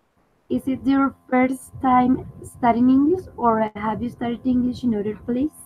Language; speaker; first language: English; non-native, fluent; Spanish